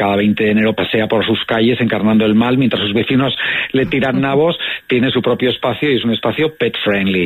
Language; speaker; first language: Spanish; native; Spanish